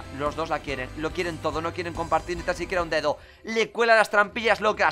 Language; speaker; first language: Spanish; native; Spanish